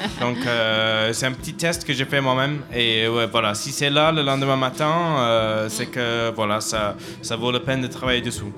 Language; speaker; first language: French; non-native, fluent; English